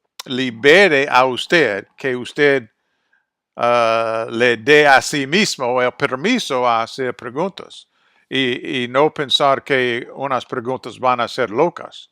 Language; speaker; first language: Spanish; non-native, fluent; English